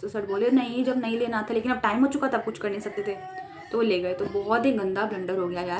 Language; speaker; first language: Hindi; native; Hindi